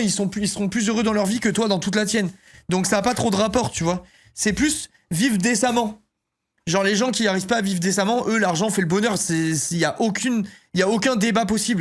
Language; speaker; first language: French; native; French